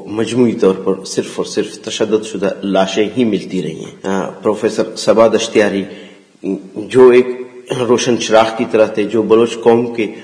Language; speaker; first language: Urdu; non-native, local second language; Baluchi